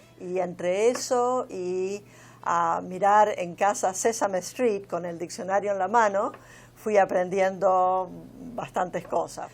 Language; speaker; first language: Spanish; native; Spanish